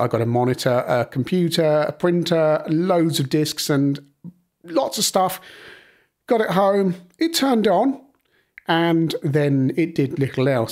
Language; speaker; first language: English; native; English